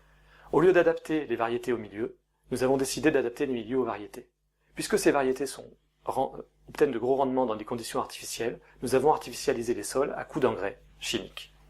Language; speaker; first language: French; native; French